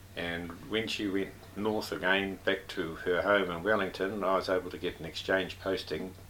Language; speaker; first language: English; native; English